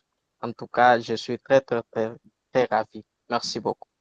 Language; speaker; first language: French; non-native, local second language; Luba-Lulua